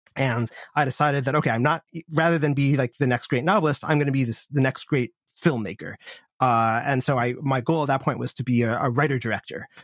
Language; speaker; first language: English; native; English